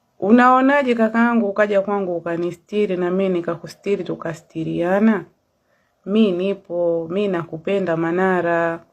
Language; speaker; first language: Swahili; native; Swahili